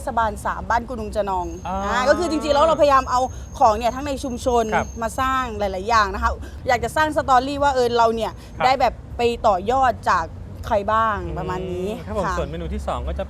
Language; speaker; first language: Thai; native; Thai